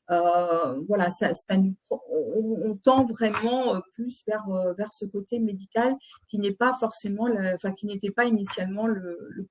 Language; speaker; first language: French; native; French